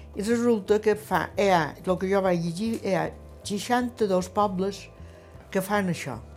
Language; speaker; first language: Catalan; native; Catalan